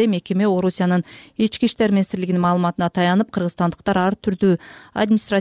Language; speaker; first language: Kyrgyz; native; Kyrgyz